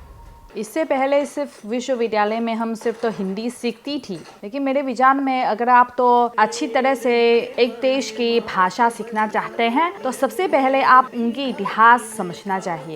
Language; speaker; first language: Hindi; non-native, fluent; Chinese